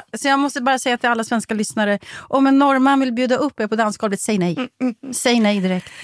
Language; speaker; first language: Swedish; native; Swedish